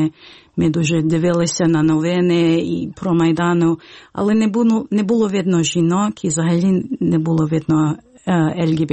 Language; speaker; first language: Ukrainian; early bilingual, heritage; Ukrainian